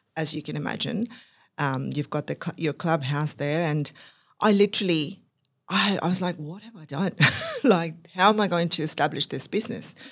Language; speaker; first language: English; non-native, local second language; Urdu